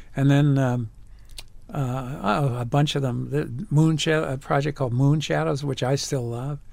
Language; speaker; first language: English; native; English